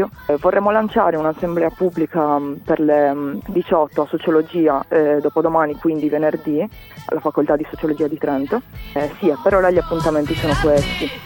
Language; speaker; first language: Italian; native; Italian